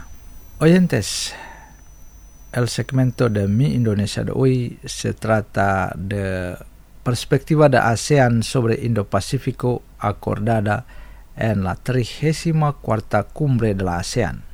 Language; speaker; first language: Spanish; non-native, fluent; Indonesian